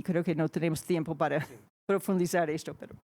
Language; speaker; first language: Spanish; non-native, fluent; English